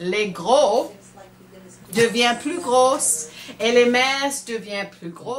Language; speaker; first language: French; non-native, learner; English